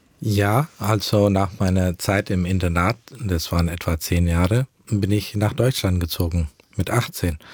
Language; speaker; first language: German; early bilingual, heritage; German